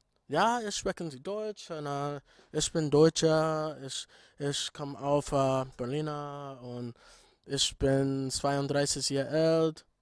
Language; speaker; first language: German; non-native, learner; English